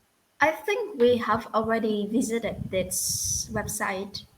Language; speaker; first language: English; non-native, fluent; Vietnamese